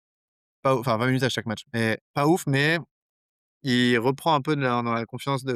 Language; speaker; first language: French; native; French